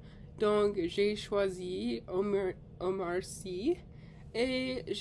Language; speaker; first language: French; non-native, learner; English